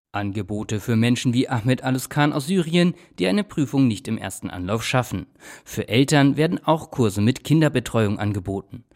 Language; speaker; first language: German; native; German